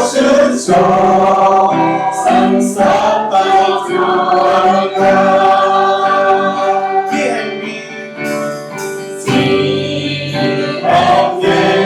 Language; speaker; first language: Thai; native; Thai